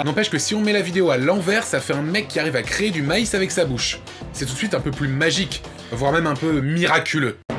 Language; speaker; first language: French; native; French